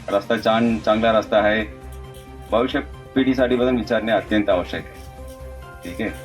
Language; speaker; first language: Marathi; non-native, local second language; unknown